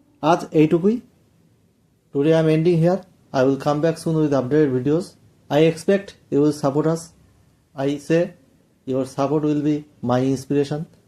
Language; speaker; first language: English; non-native, local second language; Bangla